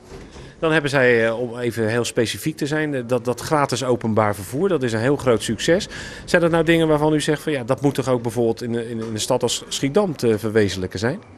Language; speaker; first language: Dutch; native; Dutch